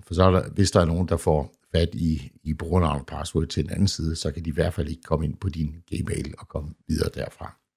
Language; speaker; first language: Danish; native; Danish